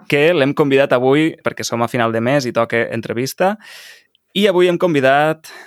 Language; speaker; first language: Catalan; native; Catalan